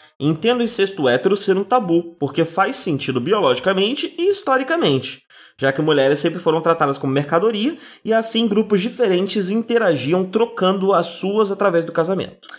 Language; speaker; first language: Portuguese; native; Portuguese